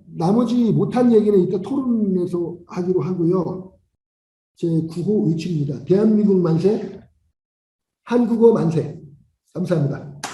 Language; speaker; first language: Korean; native; Korean